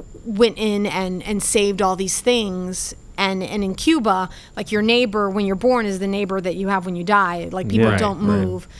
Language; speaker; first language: English; early bilingual, other home language; Spanish